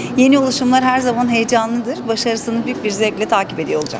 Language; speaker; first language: Turkish; native; Turkish